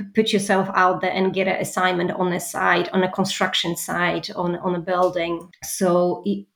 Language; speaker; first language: English; non-native, fluent; Polish